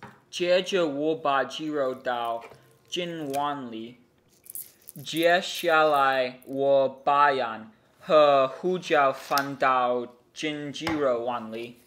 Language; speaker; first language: Chinese; non-native, learner; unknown